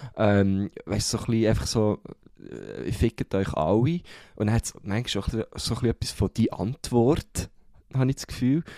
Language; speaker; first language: German; native; German